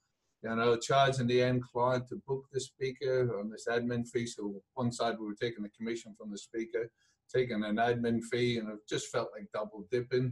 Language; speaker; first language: English; native; English